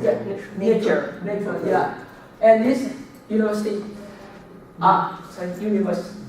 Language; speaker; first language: English; non-native, learner; Vietnamese